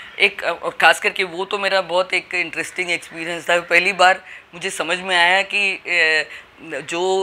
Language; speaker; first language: Hindi; native; Hindi